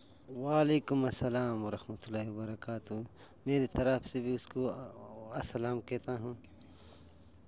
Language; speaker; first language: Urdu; non-native, local second language; Pashto